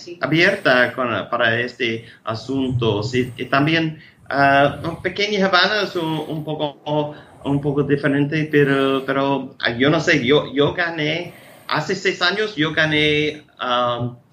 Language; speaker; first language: Spanish; non-native, learner; English